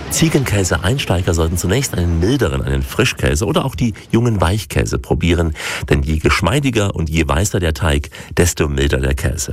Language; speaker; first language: German; native; German